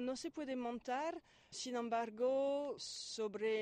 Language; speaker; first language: Spanish; non-native, fluent; French